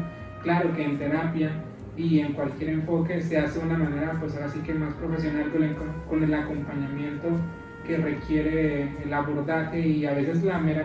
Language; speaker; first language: Spanish; native; Spanish